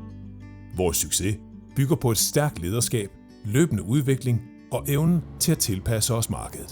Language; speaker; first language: Danish; native; Danish